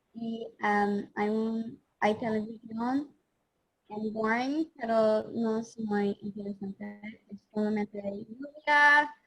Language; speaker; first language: Spanish; non-native, learner; English